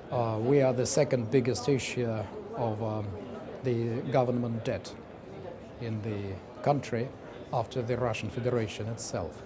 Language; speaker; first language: English; non-native, fluent; Russian